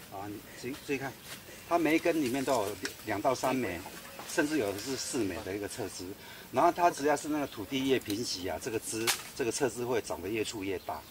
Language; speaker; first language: Chinese; native; Chinese